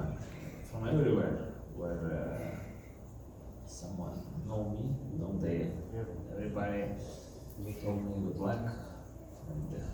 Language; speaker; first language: English; non-native, learner; Russian